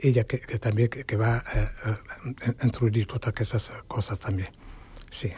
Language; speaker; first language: Catalan; non-native, fluent; Wolof